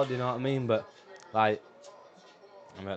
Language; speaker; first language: English; native; English